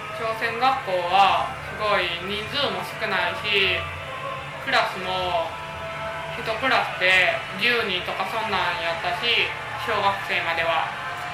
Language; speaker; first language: Japanese; native; Japanese